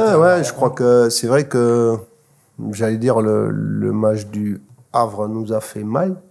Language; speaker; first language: French; native; French